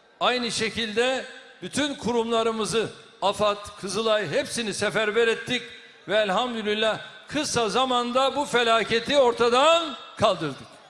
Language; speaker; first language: Turkish; native; Turkish